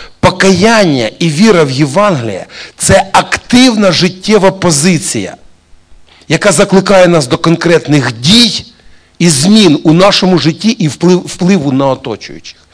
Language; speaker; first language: Ukrainian; non-native, local second language; Russian